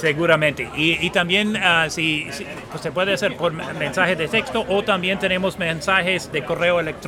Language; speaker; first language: Spanish; non-native, fluent; English